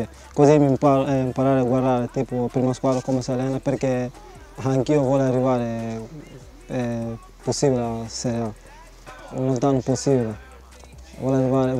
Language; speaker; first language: Italian; non-native, learner; Portuguese